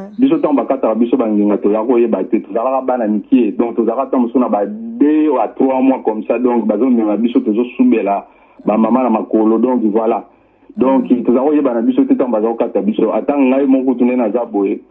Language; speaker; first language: Lingala; non-native, local second language; Kongo